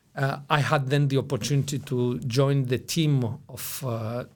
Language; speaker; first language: English; non-native, fluent; Greek